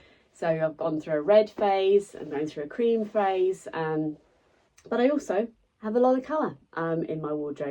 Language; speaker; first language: English; native; English